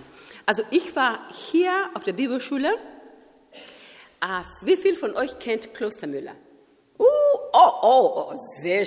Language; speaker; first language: German; non-native, fluent; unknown